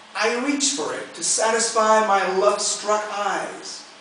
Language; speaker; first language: English; early bilingual, other home language; Spanish